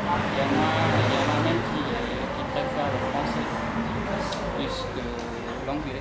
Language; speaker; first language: French; non-native, fluent; Arabic